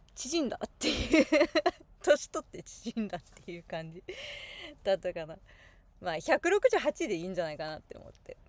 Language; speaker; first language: Japanese; non-native, fluent; English